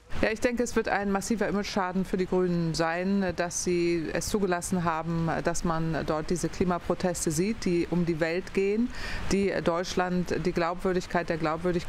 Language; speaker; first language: German; native; German